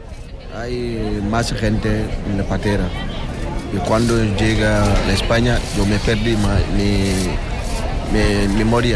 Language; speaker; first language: Spanish; non-native, learner; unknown